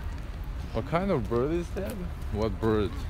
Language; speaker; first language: English; non-native, fluent; Korean